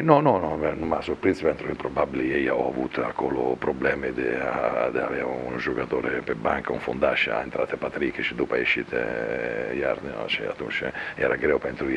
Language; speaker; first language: Romanian; non-native, fluent; Italian